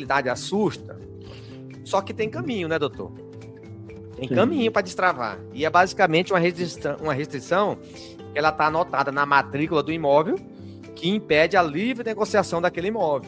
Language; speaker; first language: Portuguese; native; Portuguese